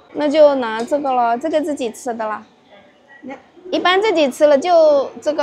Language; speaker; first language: Chinese; non-native, fluent; Indonesian